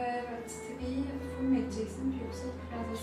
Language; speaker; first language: Turkish; native; Turkish